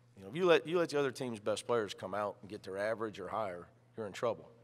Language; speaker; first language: English; native; English